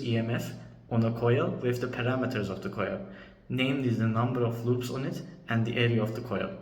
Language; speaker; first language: English; non-native, fluent; Turkish